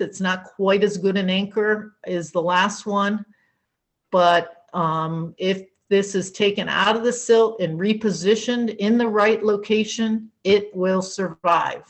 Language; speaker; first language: English; native; English